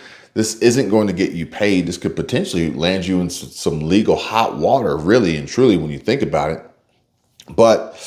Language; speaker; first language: English; native; English